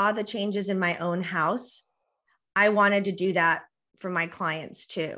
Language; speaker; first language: English; early bilingual, other home language; Spanish